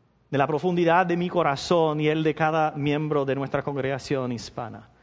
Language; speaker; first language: Spanish; non-native, fluent; English